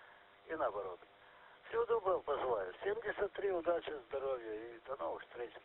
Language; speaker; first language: Russian; native; Russian